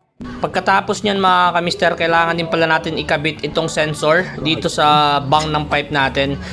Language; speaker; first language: Filipino; non-native, local second language; Cebuano